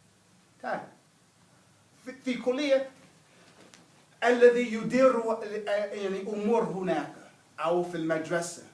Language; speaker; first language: Arabic; non-native, fluent; English